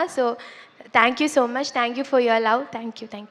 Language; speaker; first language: Telugu; non-native, learner; Malayalam